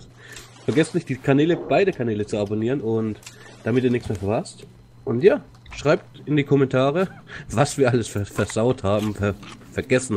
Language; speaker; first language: German; native; German